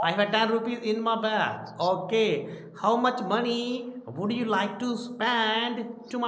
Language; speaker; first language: English; non-native, local second language; Hindi